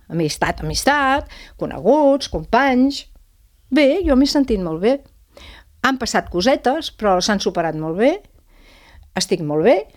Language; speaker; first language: Catalan; non-native, local second language; Spanish